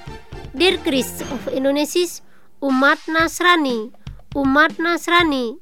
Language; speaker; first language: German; non-native, learner; Indonesian